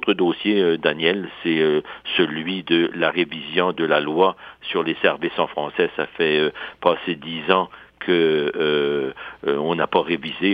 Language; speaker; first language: French; native; French